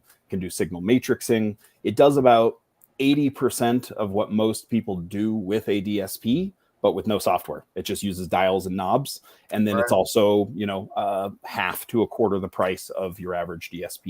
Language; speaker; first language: English; native; English